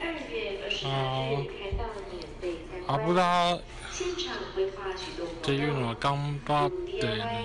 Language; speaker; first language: Japanese; non-native, fluent; Chinese